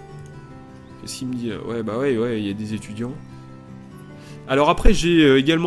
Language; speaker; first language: French; native; French